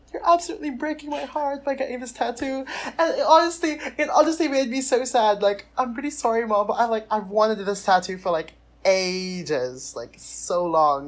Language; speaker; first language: English; non-native, local second language; Filipino